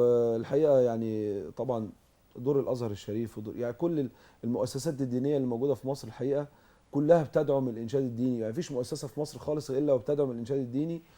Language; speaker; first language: Arabic; native; Arabic